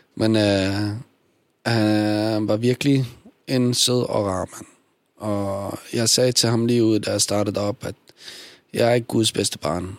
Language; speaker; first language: Danish; early bilingual, other home language; Bosnian